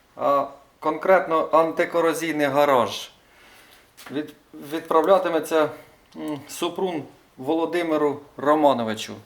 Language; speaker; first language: Ukrainian; non-native, local second language; Russian